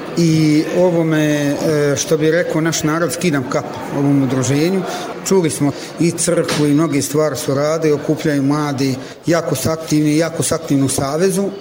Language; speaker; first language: Bosnian; non-native, local second language; Italian